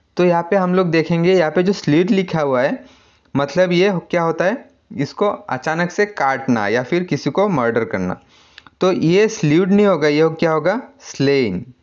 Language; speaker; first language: Hindi; non-native, local second language; Assamese